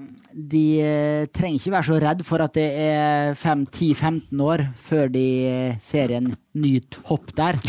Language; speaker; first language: Norwegian; native; Norwegian